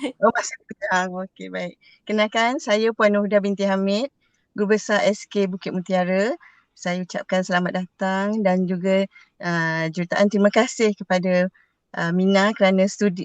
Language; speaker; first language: Malay; native; Malay